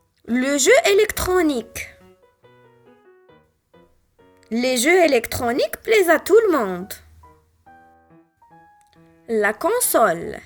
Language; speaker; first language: French; non-native, local second language; Arabic